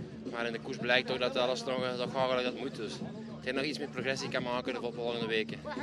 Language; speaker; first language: Dutch; native; Dutch